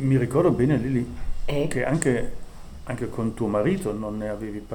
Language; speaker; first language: Italian; non-native, fluent; German